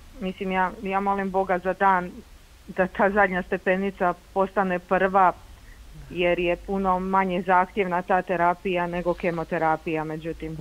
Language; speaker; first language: Croatian; native; Croatian